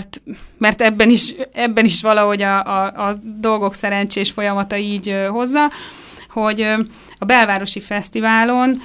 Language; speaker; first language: Hungarian; native; Hungarian